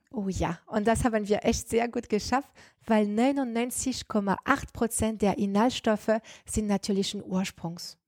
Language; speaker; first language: German; non-native, fluent; French